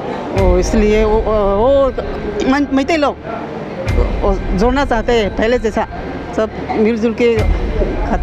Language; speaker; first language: Hindi; non-native, learner; Manipuri